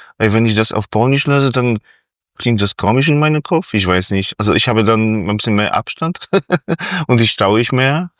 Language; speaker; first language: German; non-native, fluent; Polish